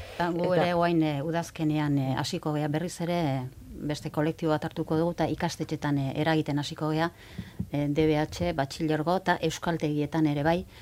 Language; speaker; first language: Basque; native; Basque